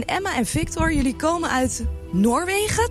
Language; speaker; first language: Dutch; native; Dutch